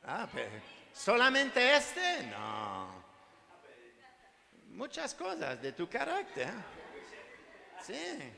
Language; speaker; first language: Spanish; non-native, learner; French